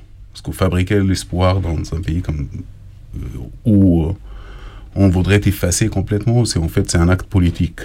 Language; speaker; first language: French; non-native, fluent; Arabic